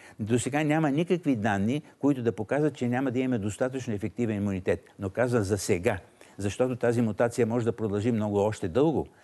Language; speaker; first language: Bulgarian; native; Bulgarian